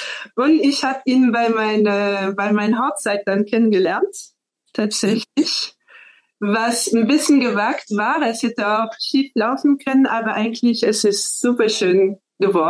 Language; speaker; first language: German; non-native, fluent; French